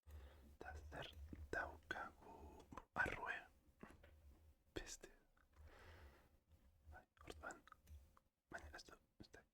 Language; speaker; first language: Basque; non-native, learner; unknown